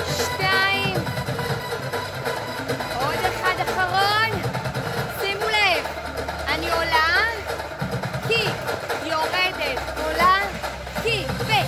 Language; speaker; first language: Hebrew; native; Hebrew